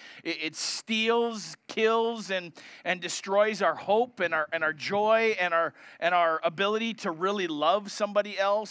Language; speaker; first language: English; native; English